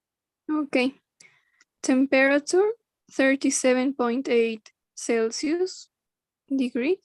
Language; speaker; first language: English; non-native, learner; Spanish